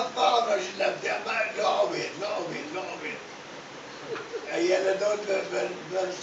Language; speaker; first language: Hebrew; non-native, learner; Arabic